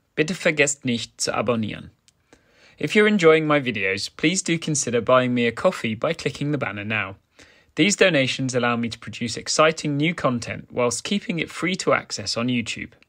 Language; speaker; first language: English; native; English